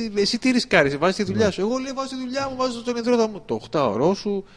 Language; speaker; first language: Greek; native; Greek